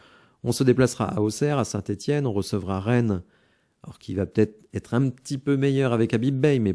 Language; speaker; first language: French; native; French